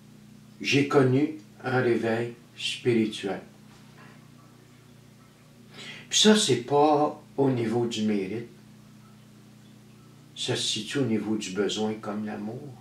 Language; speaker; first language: French; native; French